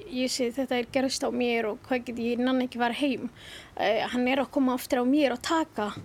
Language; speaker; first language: Icelandic; non-native, fluent; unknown